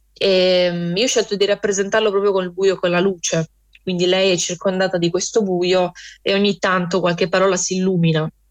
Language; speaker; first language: Italian; early bilingual, other home language; Romanian